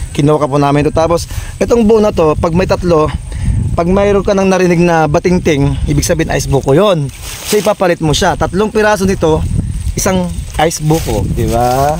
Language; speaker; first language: Filipino; non-native, local second language; Pangasinan